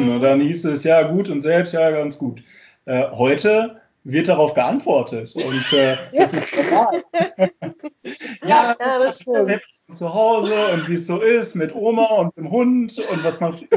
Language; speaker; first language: German; native; German